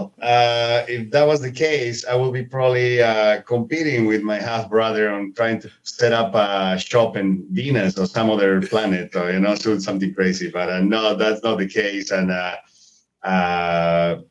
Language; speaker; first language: English; non-native, fluent; Spanish